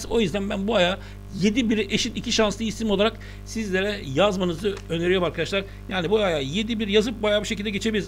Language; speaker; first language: Turkish; native; Turkish